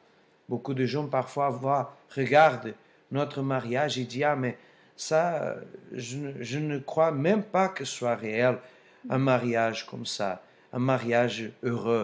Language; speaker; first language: French; non-native, fluent; Portuguese